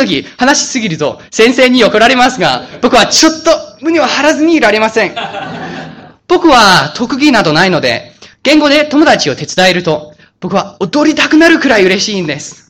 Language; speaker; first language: Japanese; non-native, fluent; English